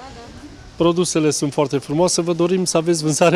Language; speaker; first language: Romanian; native; Romanian